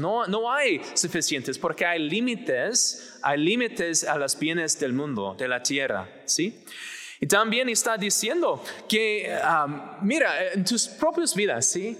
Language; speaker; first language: Spanish; non-native, fluent; English